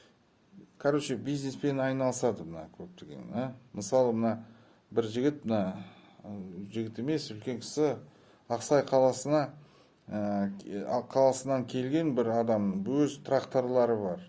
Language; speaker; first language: Kazakh; non-native, local second language; Russian